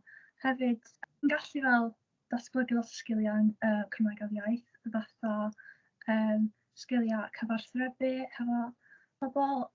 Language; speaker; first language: Welsh; non-native, local second language; English